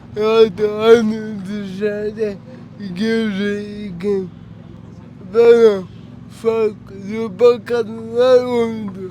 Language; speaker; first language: Turkish; early bilingual, heritage; Turkish